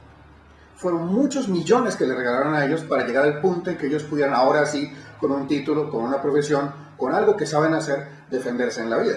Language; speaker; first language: Spanish; native; Spanish